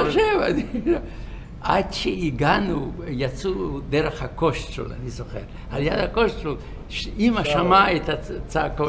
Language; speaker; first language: Hebrew; non-native, fluent; Yiddish